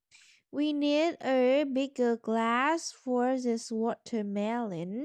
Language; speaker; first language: English; non-native, learner; Vietnamese